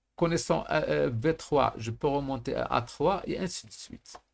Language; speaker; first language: French; non-native, local second language; Arabic